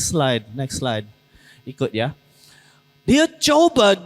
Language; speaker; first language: Indonesian; non-native, learner; English